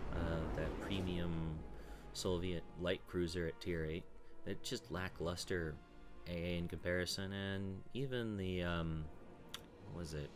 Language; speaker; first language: English; native; English